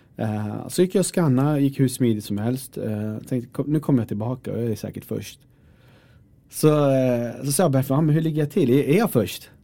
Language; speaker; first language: Swedish; early bilingual, other home language; Kurdish